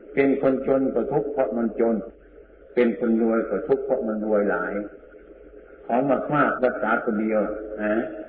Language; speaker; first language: Thai; non-native, local second language; Northeastern Thai